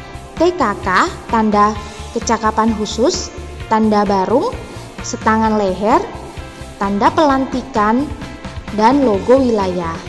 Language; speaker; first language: Indonesian; native; Indonesian